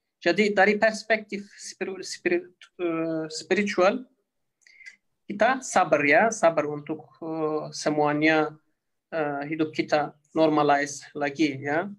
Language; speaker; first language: Indonesian; non-native, learner; Turkish